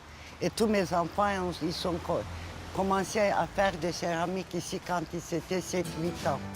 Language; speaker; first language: French; non-native, fluent; Turkish